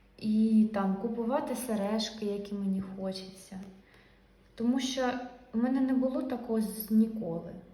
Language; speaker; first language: Ukrainian; non-native, local second language; Russian